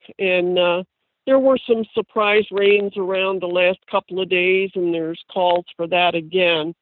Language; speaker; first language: English; native; English